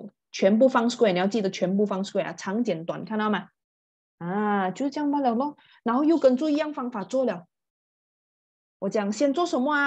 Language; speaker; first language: Chinese; native; Chinese